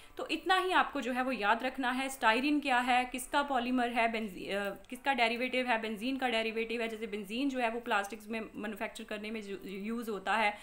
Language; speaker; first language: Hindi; non-native, local second language; Punjabi